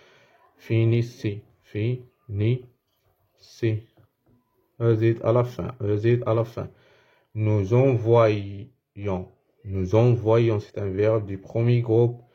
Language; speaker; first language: French; non-native, fluent; Arabic